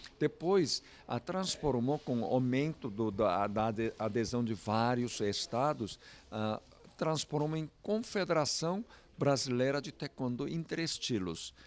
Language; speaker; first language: Portuguese; non-native, fluent; Korean